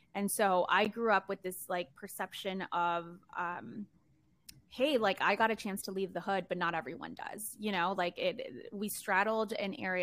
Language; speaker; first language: English; early bilingual, other home language; Spanish